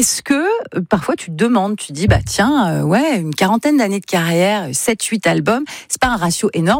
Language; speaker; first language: French; native; French